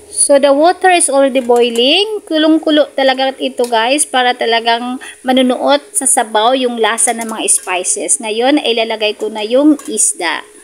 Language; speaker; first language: Filipino; non-native, local second language; Cebuano